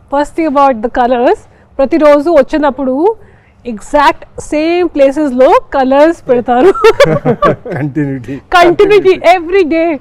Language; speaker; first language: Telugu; non-native, fluent; Hindi